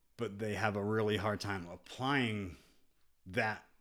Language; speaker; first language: English; native; English